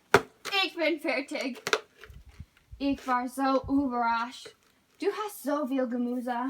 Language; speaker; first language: German; non-native, learner; English